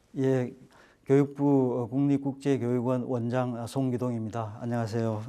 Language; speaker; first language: Korean; native; Korean